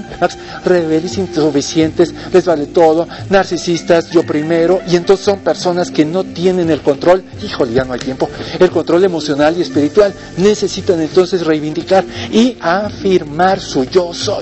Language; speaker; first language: Spanish; native; Spanish